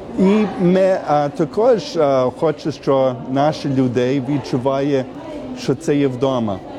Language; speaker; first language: Ukrainian; early bilingual, heritage; Ukrainian